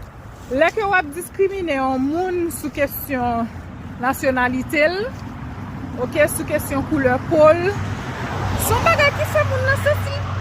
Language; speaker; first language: French; non-native, learner; Haitian Creole